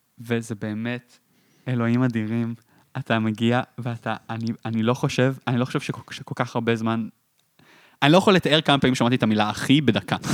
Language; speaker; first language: Hebrew; native; Hebrew